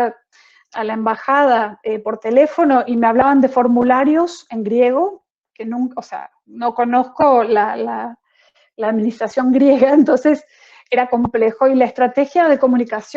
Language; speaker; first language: Spanish; native; Spanish